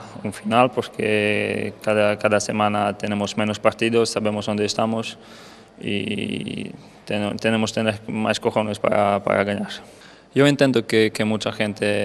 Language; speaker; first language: Spanish; non-native, learner; Polish